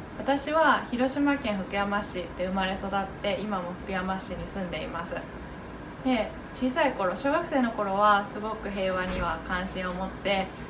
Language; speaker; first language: Japanese; native; Japanese